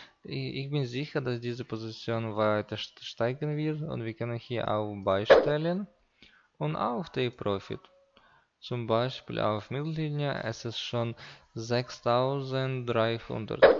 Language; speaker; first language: German; non-native, learner; Russian